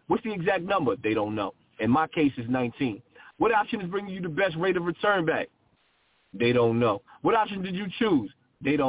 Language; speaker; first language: English; native; English